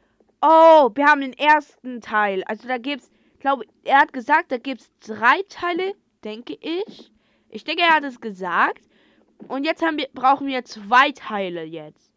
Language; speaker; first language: German; non-native, learner; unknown